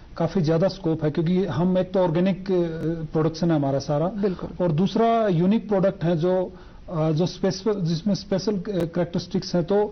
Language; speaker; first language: Hindi; non-native, local second language; Ladakhi